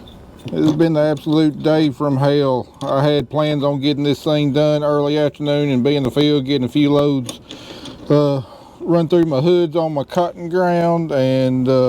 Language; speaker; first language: English; native; English